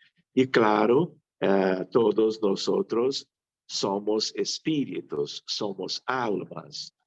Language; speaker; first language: Spanish; non-native, fluent; Portuguese